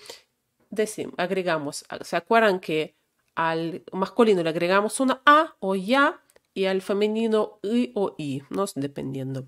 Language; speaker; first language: Spanish; non-native, fluent; Russian